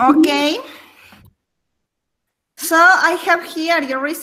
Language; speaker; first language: English; non-native, learner; Spanish